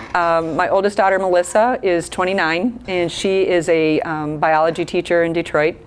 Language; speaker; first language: English; native; English